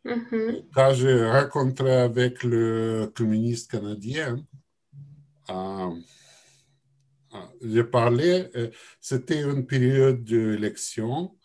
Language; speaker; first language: French; non-native, learner; Russian